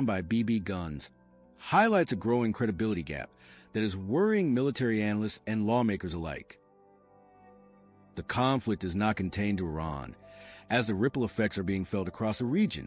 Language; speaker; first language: English; native; English